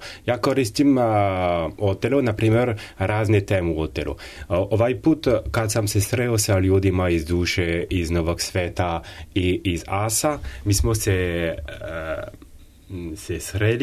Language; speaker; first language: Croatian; non-native, learner; French